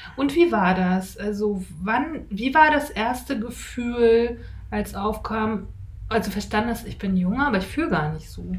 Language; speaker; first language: German; native; German